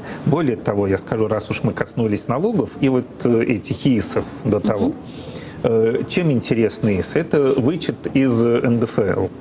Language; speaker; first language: Russian; native; Russian